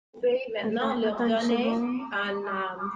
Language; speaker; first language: French; non-native, fluent; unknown